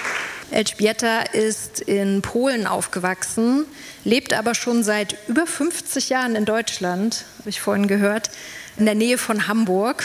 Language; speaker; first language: German; native; German